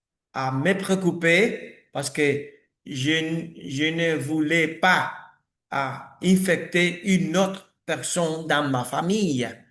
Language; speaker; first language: French; non-native, learner; Spanish